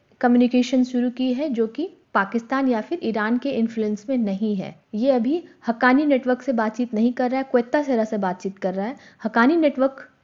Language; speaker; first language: Hindi; native; Hindi